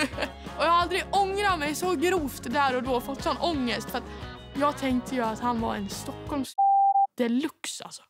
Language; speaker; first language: Swedish; native; Swedish